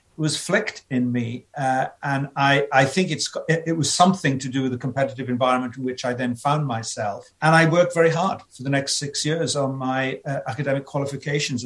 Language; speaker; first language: English; native; English